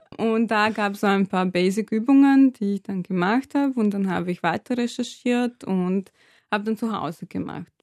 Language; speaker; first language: German; non-native, fluent; Serbian